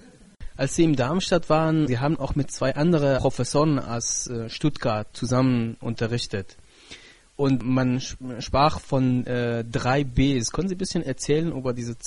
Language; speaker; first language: German; non-native, fluent; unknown